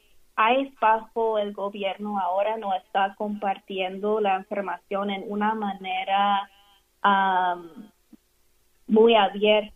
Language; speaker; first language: Spanish; non-native, fluent; English